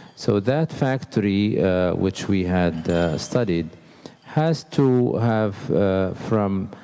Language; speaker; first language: English; non-native, fluent; Arabic